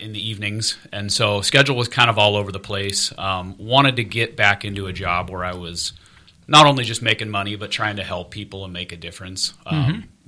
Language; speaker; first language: English; native; English